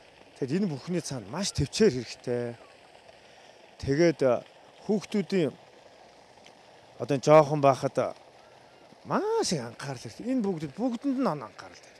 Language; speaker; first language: Mongolian; native; Mongolian